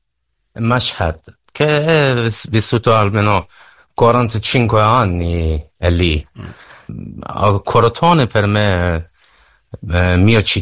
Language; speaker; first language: Italian; non-native, learner; Persian